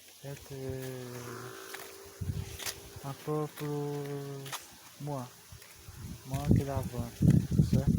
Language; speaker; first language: French; non-native, learner; Portuguese